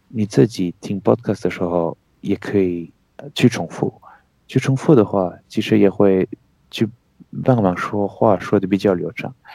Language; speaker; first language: Chinese; non-native, fluent; French